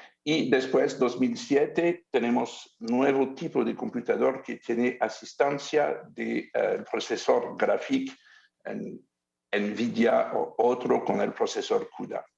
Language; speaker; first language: Spanish; non-native, learner; French